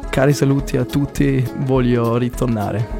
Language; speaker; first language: Italian; non-native, learner; German